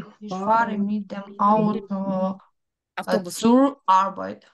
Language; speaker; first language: German; non-native, learner; Ukrainian